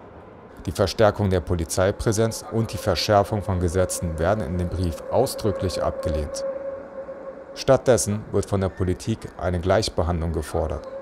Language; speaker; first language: German; native; German